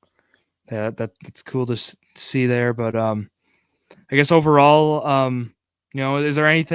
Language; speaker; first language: English; native; English